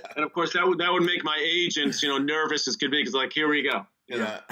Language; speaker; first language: English; native; English